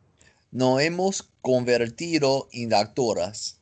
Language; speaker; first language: Spanish; non-native, learner; English